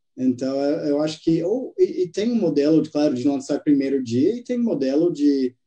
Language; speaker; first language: Portuguese; non-native, fluent; English